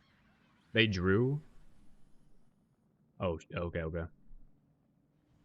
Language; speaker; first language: English; native; English